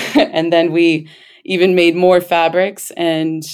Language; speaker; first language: English; native; English